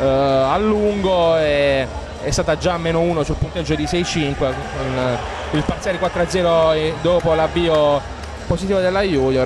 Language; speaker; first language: Italian; native; Italian